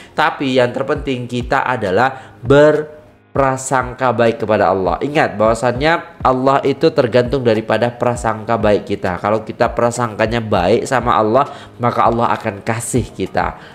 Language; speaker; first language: Indonesian; native; Indonesian